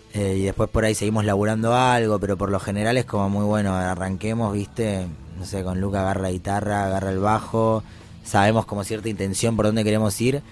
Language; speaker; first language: Spanish; native; Spanish